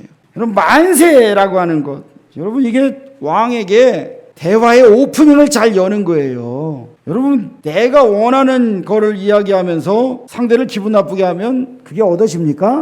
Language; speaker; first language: Korean; native; Korean